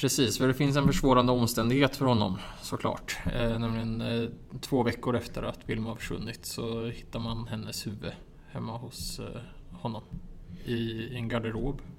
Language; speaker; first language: Swedish; native; Swedish